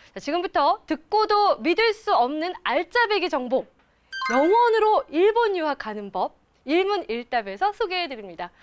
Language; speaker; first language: Korean; native; Korean